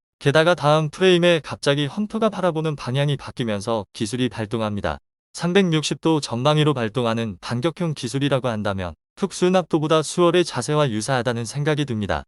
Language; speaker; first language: Korean; native; Korean